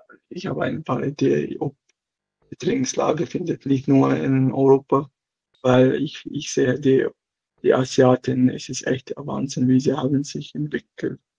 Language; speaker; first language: German; non-native, local second language; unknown